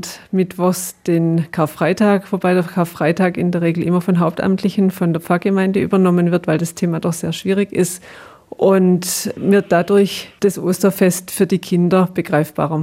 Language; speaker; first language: German; native; German